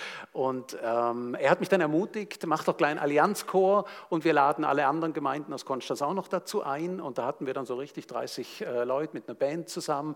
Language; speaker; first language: German; native; German